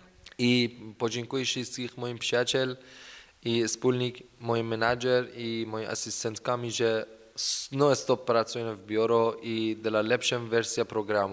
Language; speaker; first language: Polish; non-native, learner; Persian